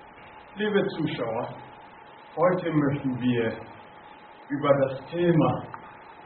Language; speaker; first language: German; non-native, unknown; Akan